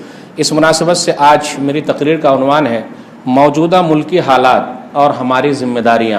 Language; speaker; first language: Hindi; native; Hindi